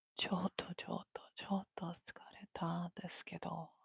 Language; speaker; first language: Japanese; non-native, learner; English